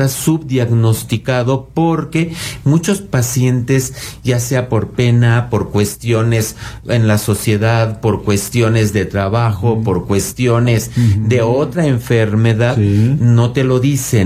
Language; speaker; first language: Spanish; native; Spanish